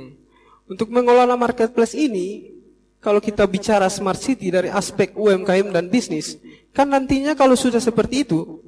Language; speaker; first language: Indonesian; native; Indonesian